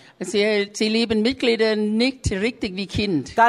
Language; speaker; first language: German; non-native, learner; Thai